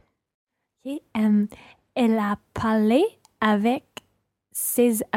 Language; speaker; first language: French; non-native, learner; English